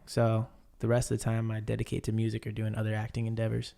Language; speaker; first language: English; native; English